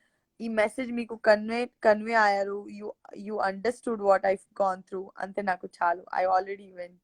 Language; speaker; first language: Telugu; non-native, learner; Gujarati